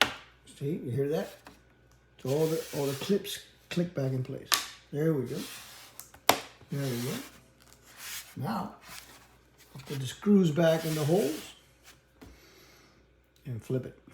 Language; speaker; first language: English; native; English